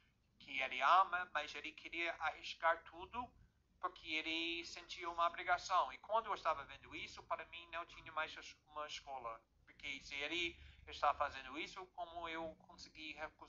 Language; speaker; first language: Portuguese; non-native, fluent; English